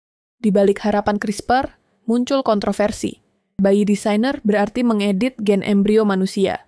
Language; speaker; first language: Indonesian; native; Indonesian